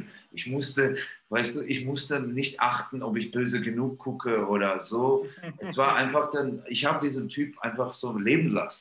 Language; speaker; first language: German; non-native, fluent; Georgian